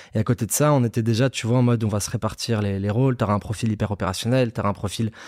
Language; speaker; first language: French; native; French